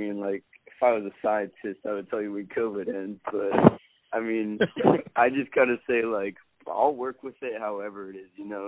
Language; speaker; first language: English; native; English